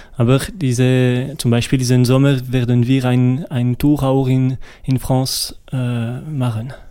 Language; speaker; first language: German; non-native, local second language; French